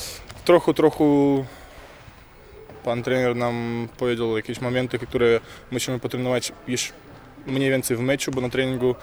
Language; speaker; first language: Polish; non-native, fluent; Russian